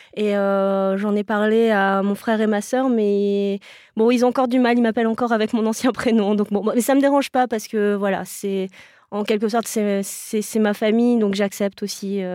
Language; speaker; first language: French; native; French